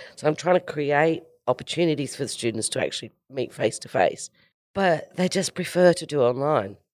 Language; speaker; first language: English; native; English